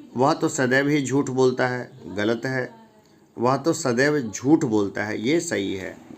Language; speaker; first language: Hindi; native; Hindi